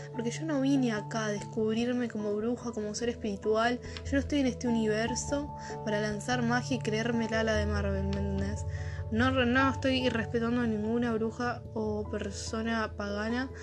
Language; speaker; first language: Spanish; native; Spanish